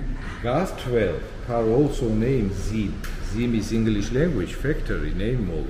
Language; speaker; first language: English; non-native, learner; Georgian